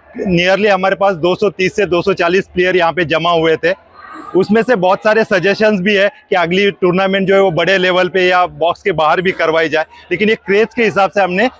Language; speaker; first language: Hindi; non-native, local second language; Gujarati